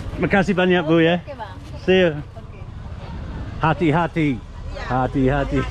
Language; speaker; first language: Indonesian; non-native, learner; English